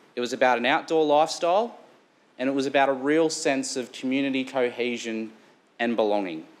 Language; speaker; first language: English; native; English